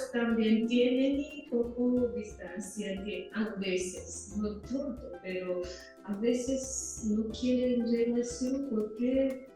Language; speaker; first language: Spanish; non-native, learner; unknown